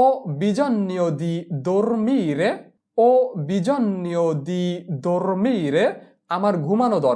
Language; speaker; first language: Italian; non-native, fluent; Bangla